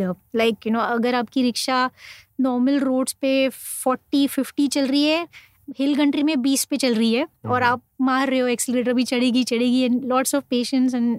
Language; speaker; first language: English; non-native, local second language; Hindi